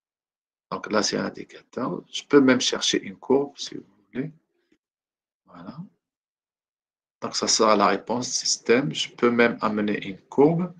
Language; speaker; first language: French; non-native, local second language; Arabic